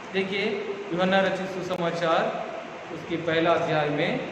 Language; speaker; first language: Hindi; non-native, local second language; Telugu